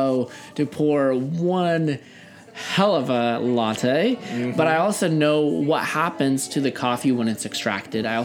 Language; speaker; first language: English; early bilingual, other home language; Russian